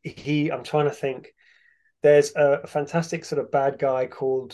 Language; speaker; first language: English; native; English